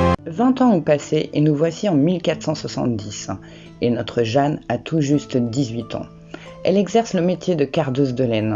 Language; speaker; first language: French; native; French